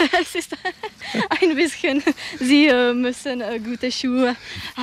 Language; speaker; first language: German; non-native, learner; Czech